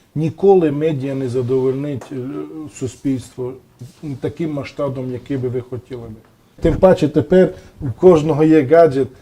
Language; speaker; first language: Ukrainian; non-native, local second language; Romany